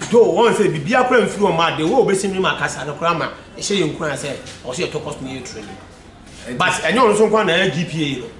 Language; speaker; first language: English; non-native, local second language; Akan